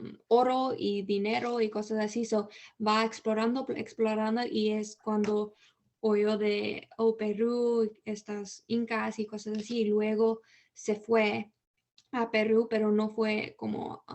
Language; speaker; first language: Spanish; early bilingual, heritage; Spanish